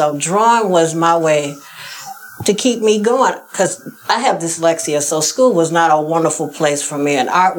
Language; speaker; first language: English; native; English